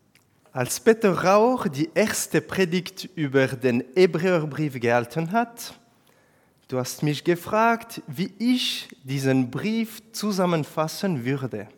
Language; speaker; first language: German; non-native, fluent; French